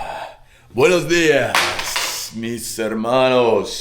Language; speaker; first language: Spanish; non-native, learner; English